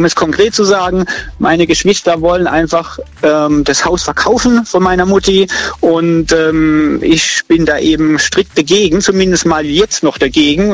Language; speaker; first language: German; native; German